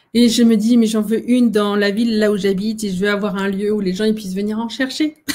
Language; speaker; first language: French; native; French